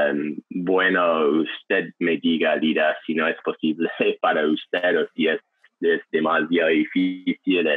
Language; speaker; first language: Spanish; non-native, learner; English